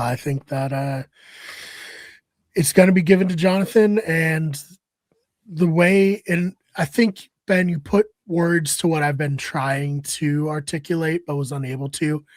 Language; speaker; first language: English; native; English